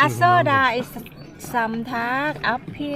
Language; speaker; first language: German; non-native, learner; Thai